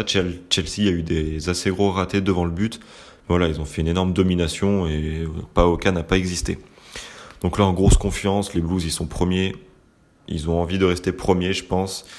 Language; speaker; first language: French; native; French